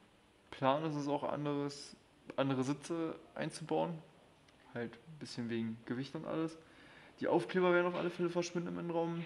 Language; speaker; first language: German; native; German